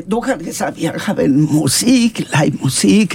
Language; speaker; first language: German; non-native, learner; Spanish